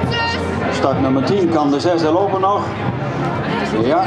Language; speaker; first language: Dutch; native; Dutch